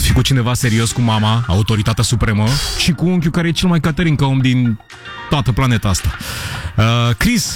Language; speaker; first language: Romanian; native; Romanian